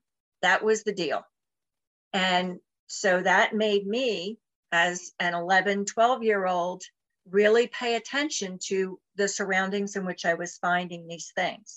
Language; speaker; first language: English; native; English